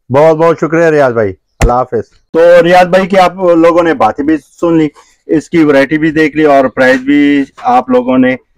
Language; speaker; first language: Urdu; non-native, local second language; Pashto